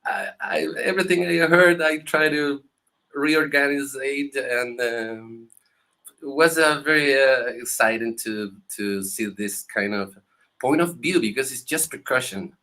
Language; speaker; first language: English; non-native, learner; Spanish